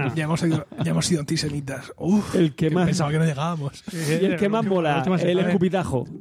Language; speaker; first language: Spanish; native; Spanish